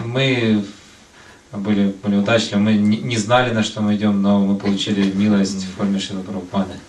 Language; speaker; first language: Russian; native; Russian